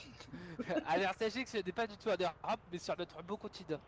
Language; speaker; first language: French; native; French